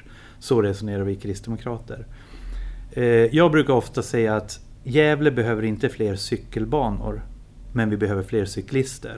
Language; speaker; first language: Swedish; native; Swedish